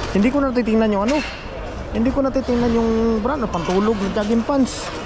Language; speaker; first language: Filipino; native; Filipino